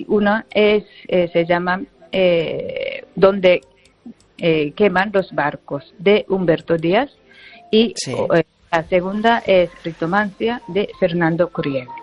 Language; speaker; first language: Spanish; non-native, fluent; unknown